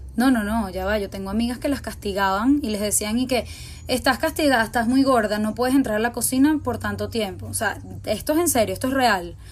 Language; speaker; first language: Spanish; native; Spanish